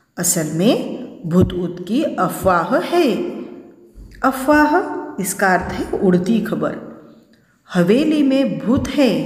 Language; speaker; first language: Hindi; non-native, local second language; Marathi